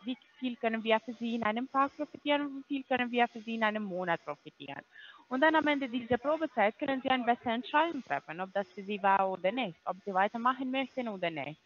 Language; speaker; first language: German; non-native, fluent; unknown